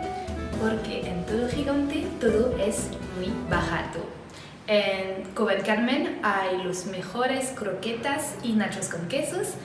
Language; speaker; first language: Spanish; non-native, learner; French